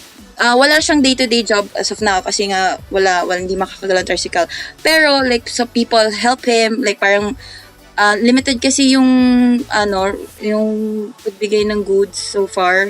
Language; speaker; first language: Filipino; non-native, local second language; Cebuano